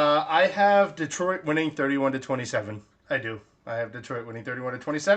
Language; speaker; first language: English; native; English